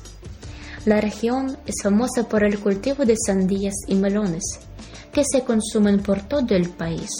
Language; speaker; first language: Spanish; non-native, fluent; Ukrainian